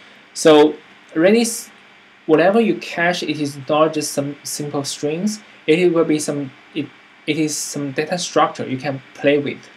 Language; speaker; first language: English; non-native, fluent; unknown